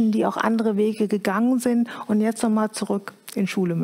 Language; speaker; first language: German; native; German